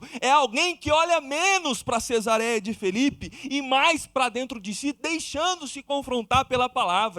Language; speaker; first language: Portuguese; native; Portuguese